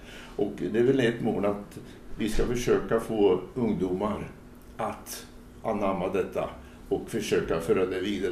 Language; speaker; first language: Swedish; native; Swedish